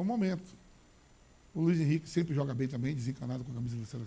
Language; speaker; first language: Portuguese; native; Portuguese